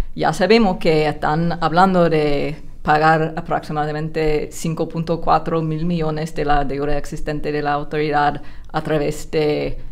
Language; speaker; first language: Spanish; non-native, fluent; English